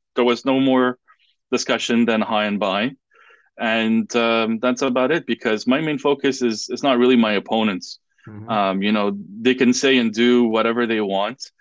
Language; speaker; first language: English; non-native, fluent; French